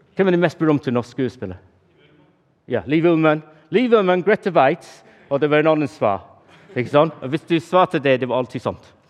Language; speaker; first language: Norwegian; non-native, fluent; English